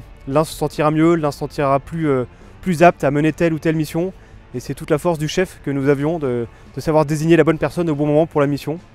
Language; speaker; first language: French; native; French